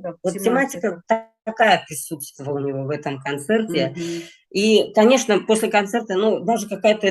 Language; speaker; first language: Russian; native; Russian